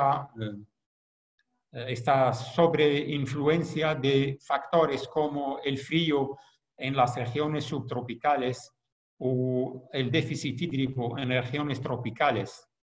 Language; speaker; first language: Spanish; non-native, fluent; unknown